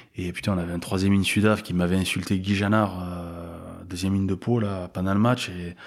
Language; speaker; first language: French; native; French